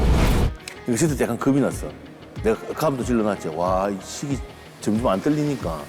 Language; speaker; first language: Korean; native; Korean